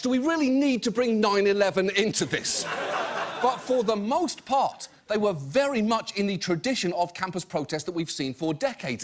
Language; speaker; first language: English; native; English